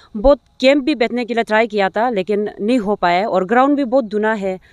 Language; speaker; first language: Hindi; non-native, local second language; Nyishi